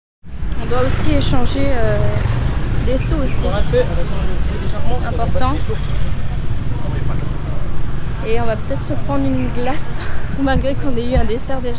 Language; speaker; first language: French; native; French